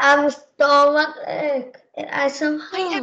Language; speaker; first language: English; non-native, learner; Vietnamese